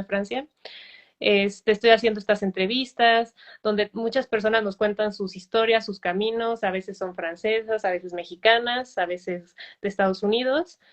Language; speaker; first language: Spanish; native; Spanish